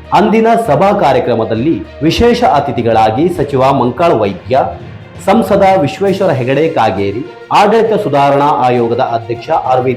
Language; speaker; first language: Kannada; native; Kannada